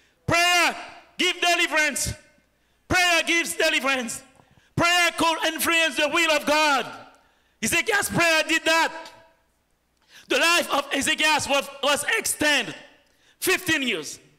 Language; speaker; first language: English; non-native, fluent; Haitian Creole